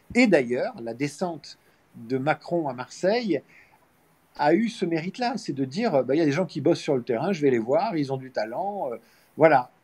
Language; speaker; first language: French; native; French